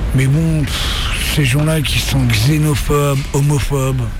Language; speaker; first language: French; native; French